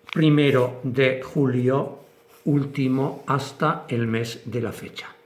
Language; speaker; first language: Spanish; non-native, local second language; Basque